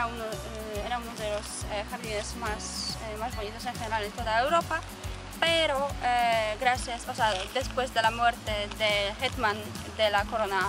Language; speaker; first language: Spanish; non-native, fluent; Polish